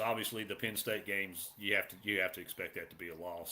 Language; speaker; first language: English; native; English